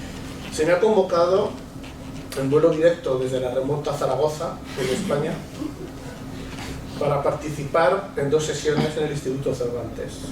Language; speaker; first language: Spanish; native; Spanish